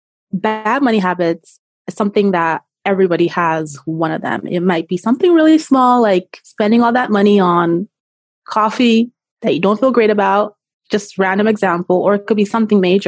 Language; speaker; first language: English; non-native, local second language; Yoruba